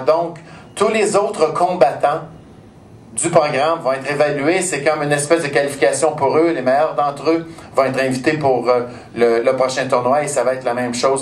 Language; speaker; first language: French; native; French